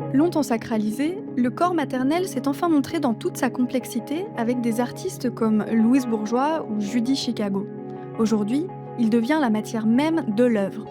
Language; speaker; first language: French; native; French